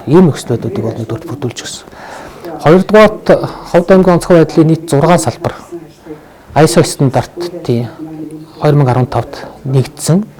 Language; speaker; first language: Mongolian; native; Mongolian